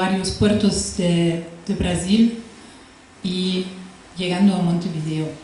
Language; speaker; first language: Spanish; non-native, fluent; German